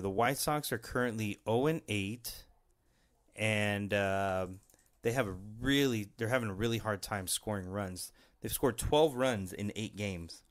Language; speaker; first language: English; native; English